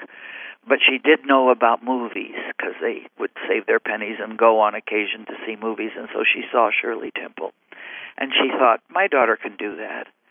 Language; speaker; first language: English; native; English